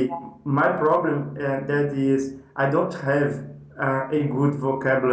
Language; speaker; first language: English; non-native, learner; Portuguese